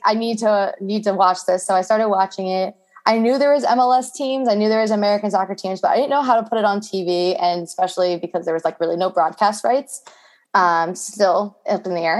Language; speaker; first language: English; native; English